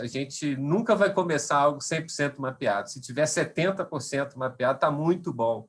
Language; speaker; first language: Portuguese; native; Portuguese